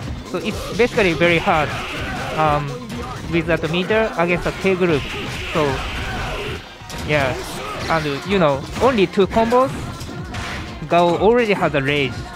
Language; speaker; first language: English; non-native, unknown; Japanese